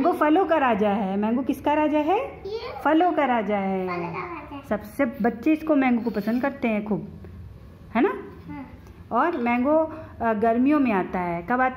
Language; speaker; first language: Hindi; native; Hindi